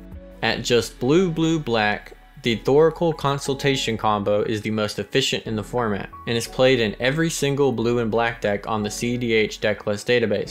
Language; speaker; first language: English; native; English